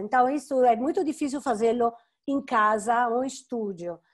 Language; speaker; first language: Portuguese; non-native, fluent; Italian